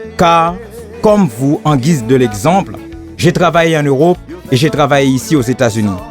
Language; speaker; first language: French; non-native, local second language; Haitian Creole